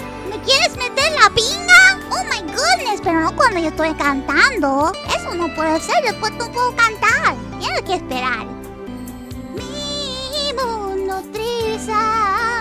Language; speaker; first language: Spanish; early bilingual, heritage; Spanish